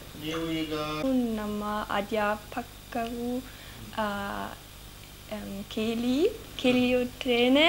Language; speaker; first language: Kannada; non-native, learner; German